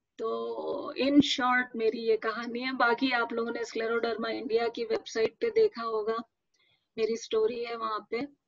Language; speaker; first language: Hindi; native; Hindi